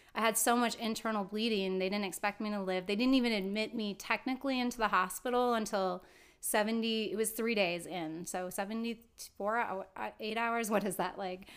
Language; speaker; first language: English; native; English